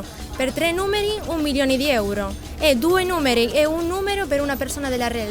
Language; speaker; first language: Italian; non-native, learner; Spanish